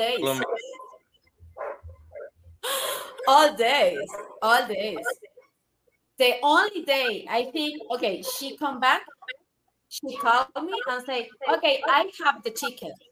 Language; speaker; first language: English; non-native, learner; Spanish